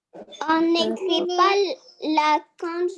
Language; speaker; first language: French; non-native, learner; Arabic